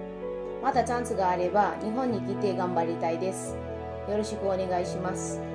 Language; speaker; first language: Japanese; non-native, learner; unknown